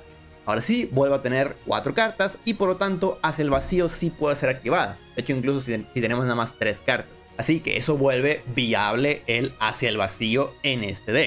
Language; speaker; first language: Spanish; native; Spanish